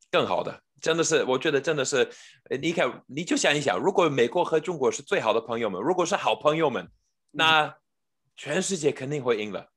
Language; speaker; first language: Chinese; non-native, fluent; English